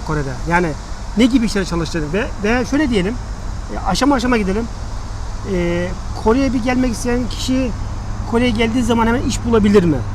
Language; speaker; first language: Turkish; native; Turkish